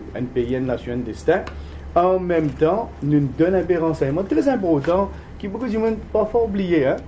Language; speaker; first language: French; non-native, local second language; Morisyen